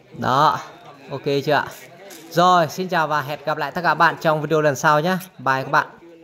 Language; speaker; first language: Vietnamese; non-native, local second language; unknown